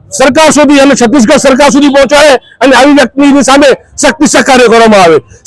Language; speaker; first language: Gujarati; non-native, local second language; Sindhi